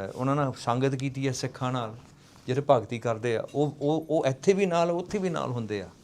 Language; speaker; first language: Punjabi; early bilingual, heritage; Punjabi